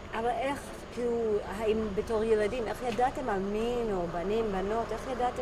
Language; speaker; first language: Hebrew; native; Hebrew